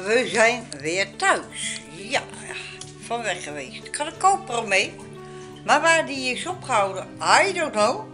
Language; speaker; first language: Dutch; native; Dutch